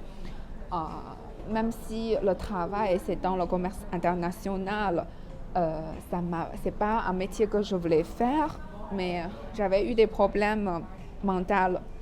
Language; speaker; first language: French; non-native, fluent; Chinese